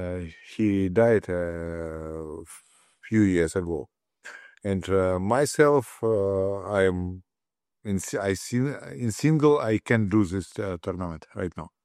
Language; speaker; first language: English; non-native, learner; Russian